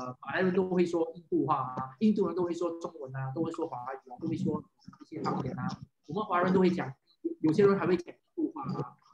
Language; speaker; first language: Chinese; non-native, local second language; English